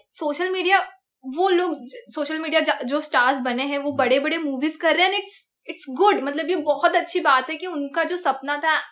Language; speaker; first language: Hindi; non-native, local second language; Marathi